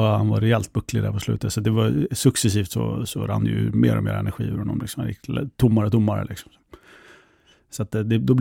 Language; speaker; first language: Swedish; native; Swedish